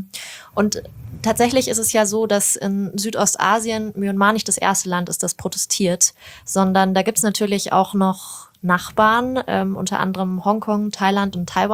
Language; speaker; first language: German; native; German